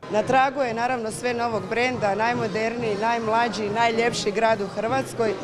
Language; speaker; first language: Croatian; native; Croatian